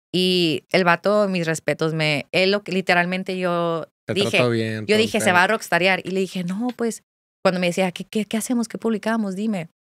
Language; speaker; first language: Spanish; non-native, fluent; English